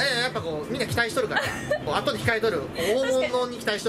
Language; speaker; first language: Japanese; native; Japanese